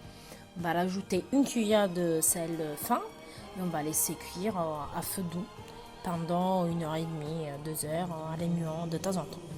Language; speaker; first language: French; native; French